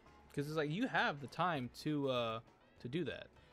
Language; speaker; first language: English; native; English